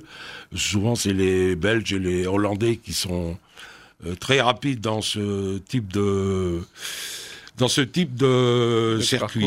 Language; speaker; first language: French; native; French